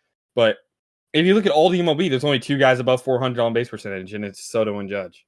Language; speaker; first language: English; native; English